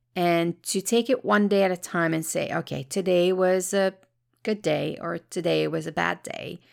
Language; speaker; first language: English; native; English